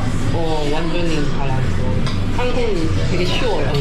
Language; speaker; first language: Korean; non-native, learner; Chinese